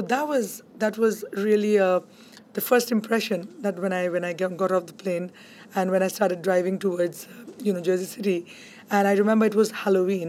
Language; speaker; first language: English; non-native, local second language; Bangla